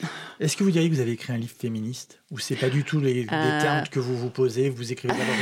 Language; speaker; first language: French; native; French